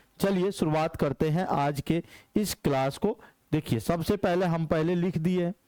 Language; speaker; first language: Hindi; native; Hindi